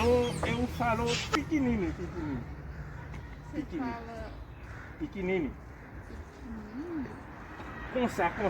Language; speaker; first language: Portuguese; non-native, learner; Haitian Creole